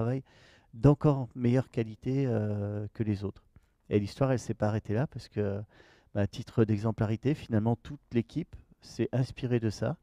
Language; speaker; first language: French; native; French